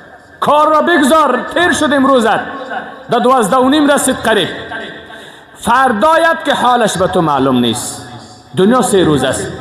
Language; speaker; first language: Persian; native; Persian